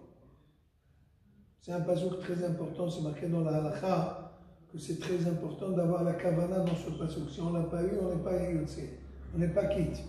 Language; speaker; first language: French; native; French